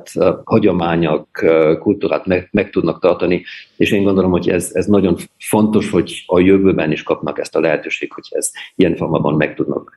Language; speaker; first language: Hungarian; early bilingual, heritage; German